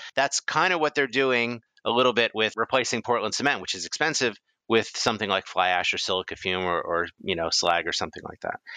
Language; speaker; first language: English; native; English